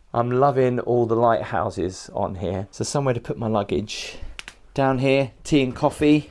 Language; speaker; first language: English; native; English